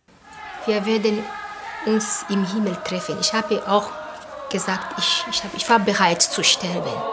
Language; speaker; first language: German; non-native, learner; Kinyarwanda